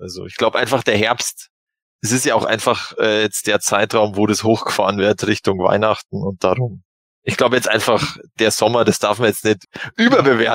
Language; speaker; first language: German; native; German